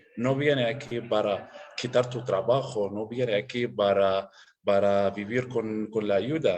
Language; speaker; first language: Spanish; non-native, learner; Arabic